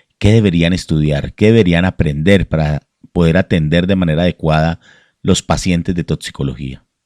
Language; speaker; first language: Spanish; native; Spanish